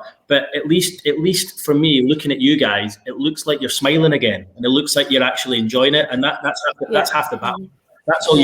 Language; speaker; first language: English; native; English